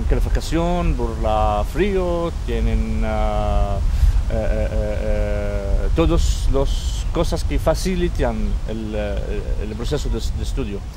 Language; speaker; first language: Spanish; non-native, fluent; Arabic